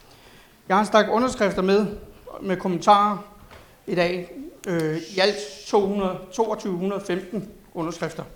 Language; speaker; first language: Danish; native; Danish